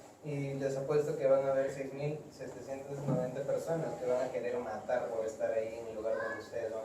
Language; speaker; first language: Spanish; native; Spanish